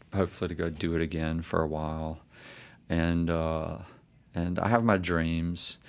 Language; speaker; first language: English; native; English